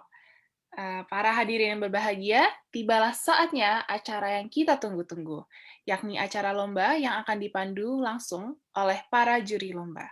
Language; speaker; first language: Indonesian; native; Indonesian